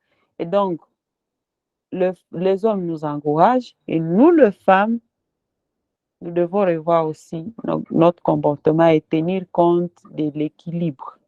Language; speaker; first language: French; non-native, local second language; Swahili